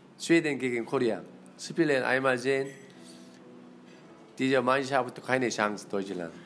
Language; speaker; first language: German; non-native, learner; Korean